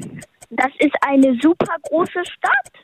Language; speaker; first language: German; early bilingual, heritage; German